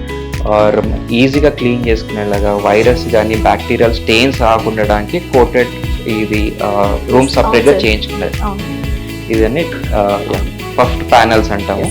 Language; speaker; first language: Telugu; native; Telugu